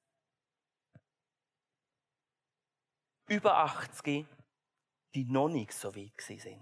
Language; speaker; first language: German; native; German